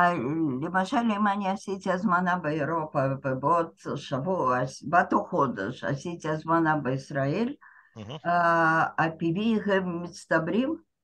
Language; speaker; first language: Hebrew; non-native, fluent; Russian